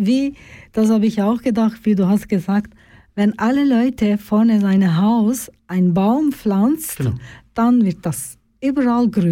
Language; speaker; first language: German; non-native, learner; Turkish